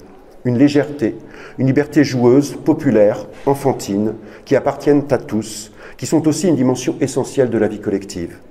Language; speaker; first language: French; native; French